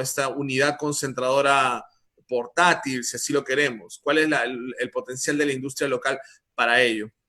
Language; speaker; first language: Spanish; native; Spanish